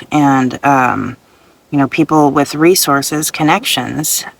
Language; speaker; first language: English; native; English